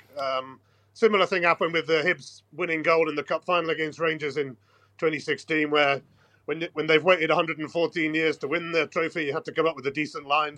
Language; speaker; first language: English; native; English